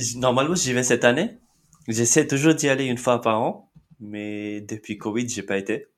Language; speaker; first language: French; non-native, fluent; Marathi